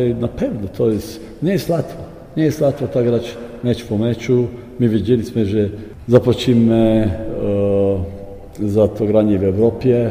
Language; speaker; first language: Polish; non-native, fluent; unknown